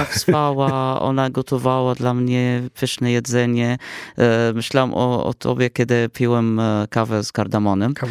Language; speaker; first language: Polish; non-native, fluent; Arabic